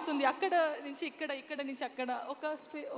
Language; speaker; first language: Telugu; non-native, learner; Kannada